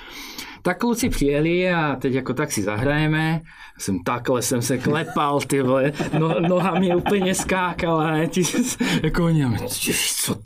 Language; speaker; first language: Czech; native; Czech